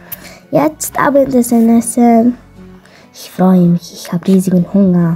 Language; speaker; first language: German; non-native, learner; Arabic